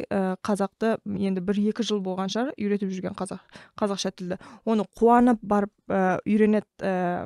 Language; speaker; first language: Kazakh; early bilingual, heritage; Kazakh